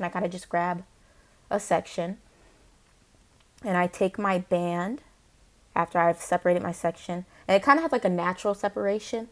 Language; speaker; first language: English; native; English